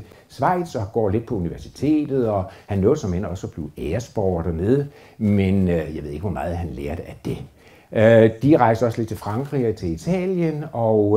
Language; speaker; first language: Danish; native; Danish